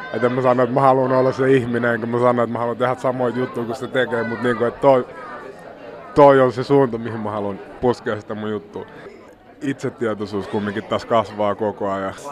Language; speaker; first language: Finnish; native; Finnish